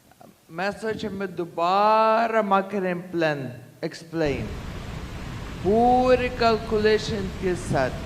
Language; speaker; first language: Hindi; non-native, learner; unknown